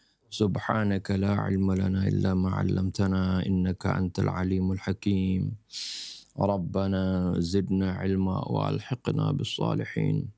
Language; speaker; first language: Arabic; non-native, fluent; Indonesian